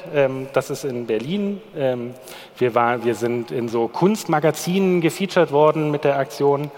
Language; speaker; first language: German; native; German